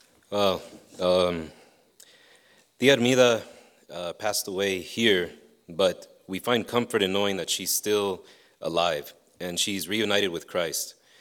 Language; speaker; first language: English; early bilingual, other home language; Spanish